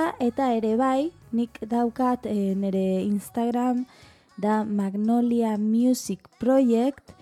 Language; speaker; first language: Basque; non-native, learner; Spanish